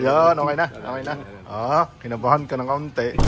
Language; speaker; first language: Filipino; native; Filipino